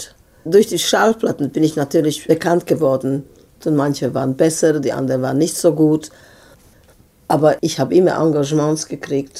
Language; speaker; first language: German; non-native, fluent; Serbian